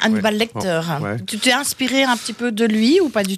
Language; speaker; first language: French; native; French